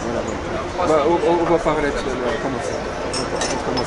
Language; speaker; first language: French; non-native, learner; Japanese